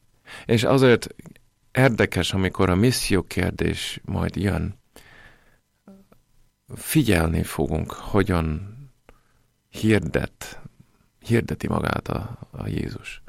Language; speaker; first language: Hungarian; non-native, fluent; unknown